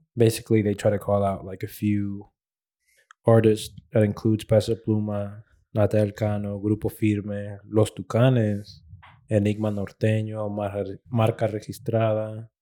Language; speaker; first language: English; native; English